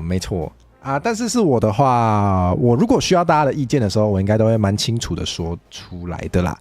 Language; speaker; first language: Chinese; native; Chinese